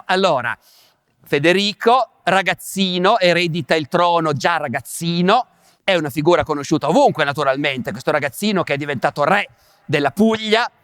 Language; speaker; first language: Italian; native; Italian